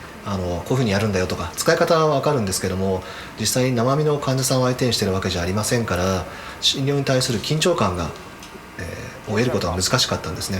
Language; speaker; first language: Japanese; native; Japanese